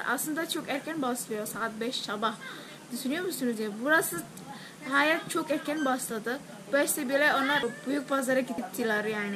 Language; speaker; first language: Turkish; non-native, learner; Javanese